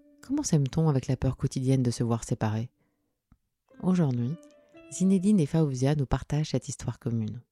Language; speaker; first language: French; native; French